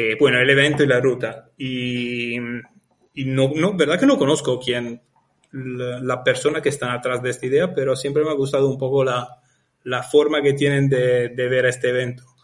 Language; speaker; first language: Spanish; non-native, fluent; Italian